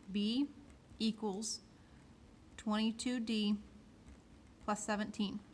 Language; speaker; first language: English; native; English